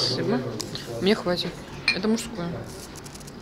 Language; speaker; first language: Russian; native; Russian